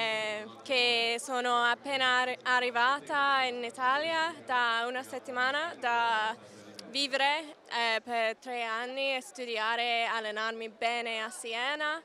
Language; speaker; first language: Italian; non-native, learner; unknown